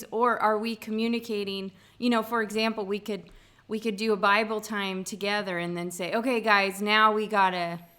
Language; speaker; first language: English; native; English